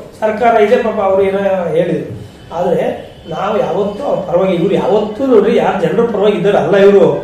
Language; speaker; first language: Kannada; native; Kannada